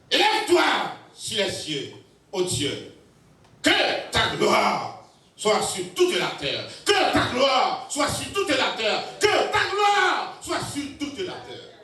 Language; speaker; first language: French; non-native, local second language; Haitian Creole